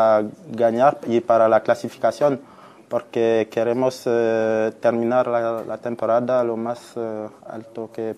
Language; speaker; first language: Spanish; non-native, fluent; French